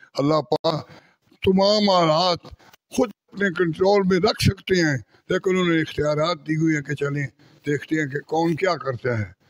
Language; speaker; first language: Urdu; non-native, local second language; Punjabi